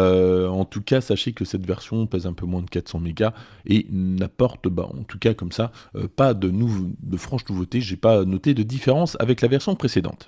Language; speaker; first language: French; native; French